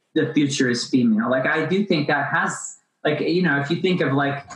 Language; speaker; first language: English; native; English